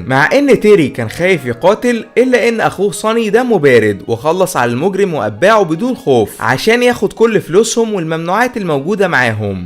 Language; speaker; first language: Arabic; native; Arabic